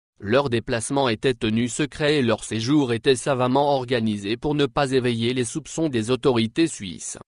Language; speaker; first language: French; non-native, local second language; Arabic